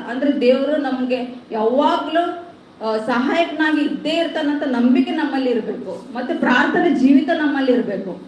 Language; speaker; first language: Kannada; non-native, local second language; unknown